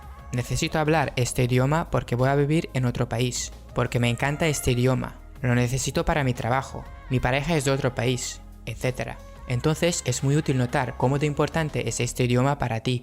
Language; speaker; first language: Spanish; non-native, fluent; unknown